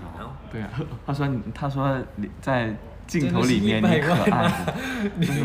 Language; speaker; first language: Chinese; non-native, fluent; Thai